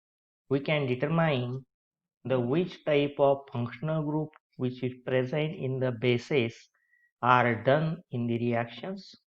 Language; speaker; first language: English; non-native, local second language; Marathi